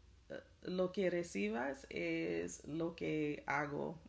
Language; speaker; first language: Spanish; non-native, learner; English